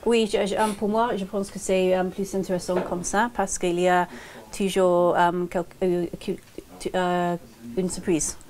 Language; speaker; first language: French; non-native, learner; English